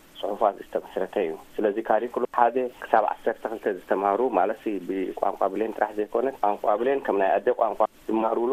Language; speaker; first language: Tigrinya; non-native, local second language; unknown